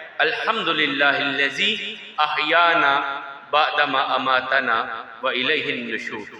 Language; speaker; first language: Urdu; non-native, local second language; Punjabi